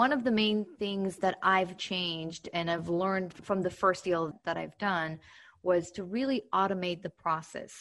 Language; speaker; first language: English; non-native, fluent; Hebrew